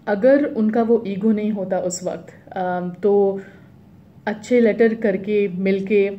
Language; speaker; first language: Hindi; native; Hindi